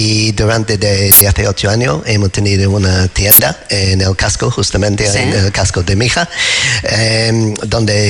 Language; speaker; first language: Spanish; non-native, learner; English